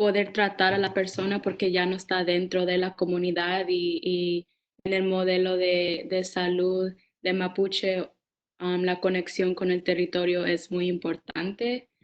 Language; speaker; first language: Spanish; non-native, fluent; English